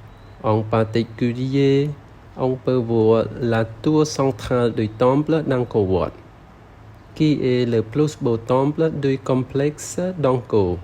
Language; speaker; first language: French; non-native, learner; Khmer